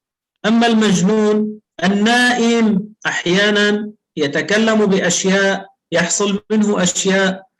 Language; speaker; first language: Arabic; native; Arabic